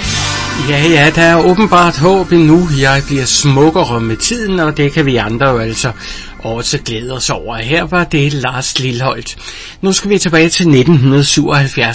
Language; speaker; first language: Danish; native; Danish